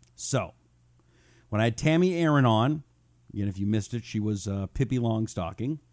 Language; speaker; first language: English; native; English